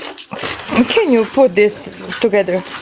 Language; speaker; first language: English; non-native, learner; Bosnian